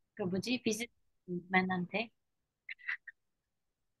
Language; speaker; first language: Korean; non-native, learner; Chinese